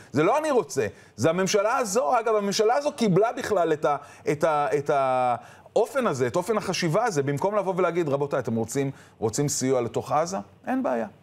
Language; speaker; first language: Hebrew; native; Hebrew